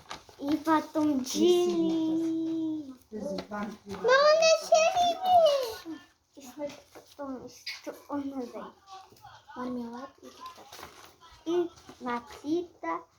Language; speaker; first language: Russian; non-native, local second language; Kazakh